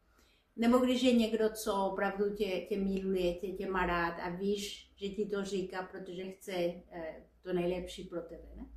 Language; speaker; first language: Czech; non-native, fluent; Spanish